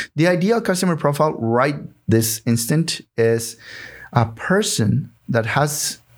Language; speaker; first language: English; non-native, fluent; Spanish